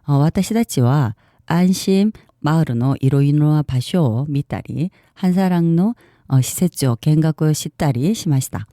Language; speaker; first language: Japanese; non-native, learner; Korean